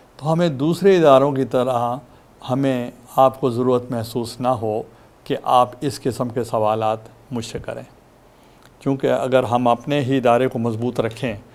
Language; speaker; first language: Urdu; non-native, local second language; Saraiki